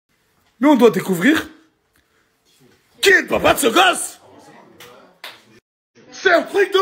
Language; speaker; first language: French; native; French